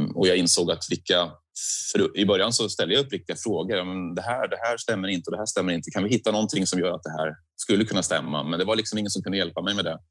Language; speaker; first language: Swedish; native; Swedish